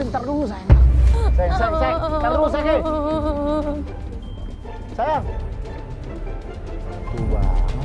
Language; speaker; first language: Indonesian; native; Indonesian